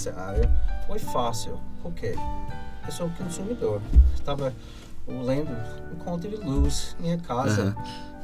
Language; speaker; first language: Portuguese; non-native, fluent; English